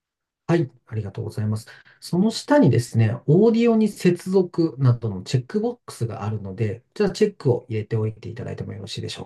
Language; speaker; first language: Japanese; native; Japanese